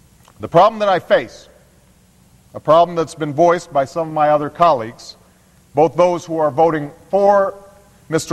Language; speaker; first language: English; native; English